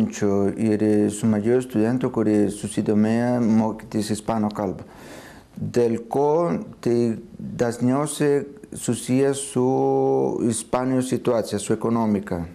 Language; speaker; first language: Lithuanian; non-native, fluent; Spanish